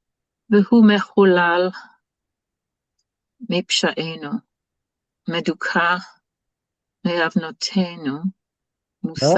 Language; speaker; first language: Hebrew; non-native, learner; English